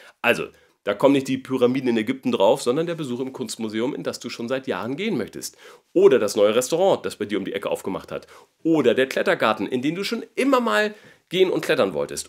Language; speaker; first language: German; native; German